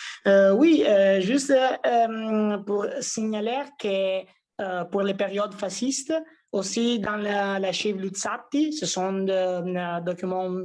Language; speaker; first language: French; non-native, fluent; Italian